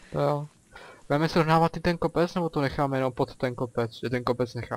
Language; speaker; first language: Czech; native; Czech